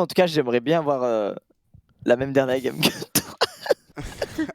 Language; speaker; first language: French; native; French